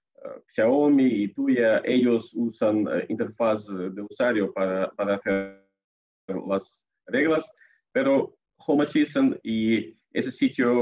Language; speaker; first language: Spanish; non-native, fluent; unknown